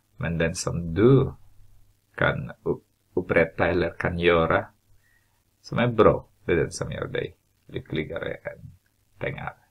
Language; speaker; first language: Swedish; non-native, fluent; Filipino